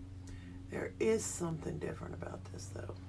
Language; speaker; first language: English; native; English